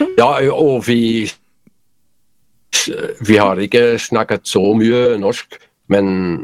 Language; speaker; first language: Norwegian; non-native, fluent; Polish